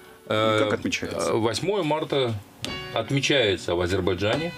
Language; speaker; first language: Russian; non-native, local second language; Azerbaijani